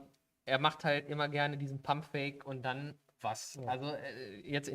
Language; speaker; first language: German; native; German